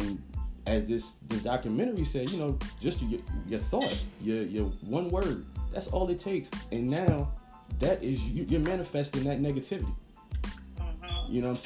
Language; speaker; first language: English; native; English